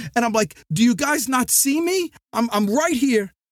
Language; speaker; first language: English; native; English